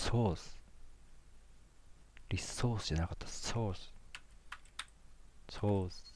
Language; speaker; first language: Japanese; native; Japanese